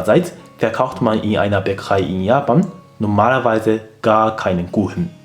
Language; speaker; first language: German; non-native, fluent; Japanese